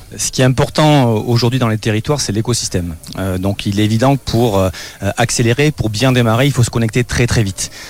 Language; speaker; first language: French; native; French